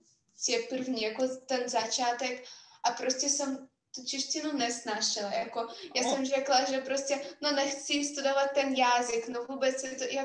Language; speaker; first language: Czech; non-native, fluent; Russian